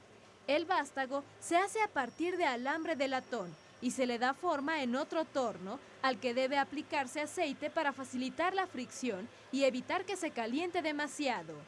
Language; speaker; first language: Spanish; native; Spanish